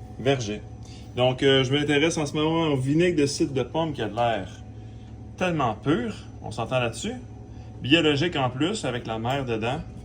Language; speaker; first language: French; native; French